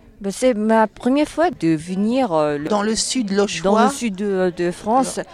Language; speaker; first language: French; non-native, learner; Korean